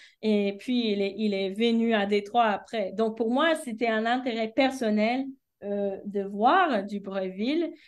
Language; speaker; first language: French; early bilingual, heritage; French